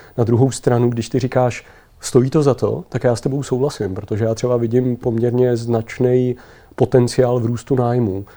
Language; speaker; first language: Czech; native; Czech